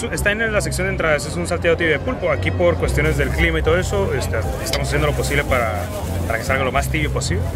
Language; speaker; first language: Spanish; native; Spanish